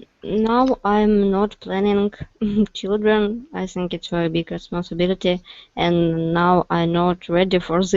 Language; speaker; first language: English; non-native, learner; Russian